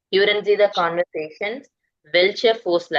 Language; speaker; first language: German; non-native, learner; Tamil